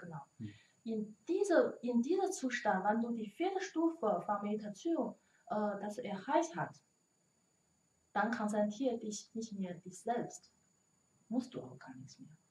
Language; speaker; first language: German; non-native, learner; Chinese